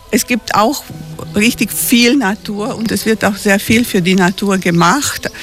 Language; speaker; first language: German; native; German